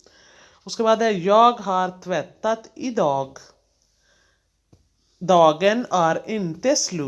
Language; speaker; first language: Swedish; non-native, fluent; Hindi